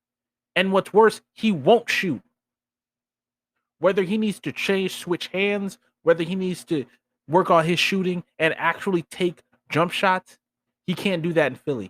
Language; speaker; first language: English; native; English